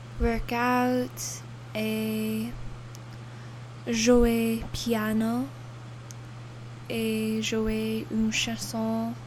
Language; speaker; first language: French; non-native, learner; English